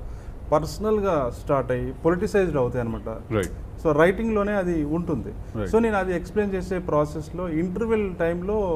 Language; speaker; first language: Telugu; native; Telugu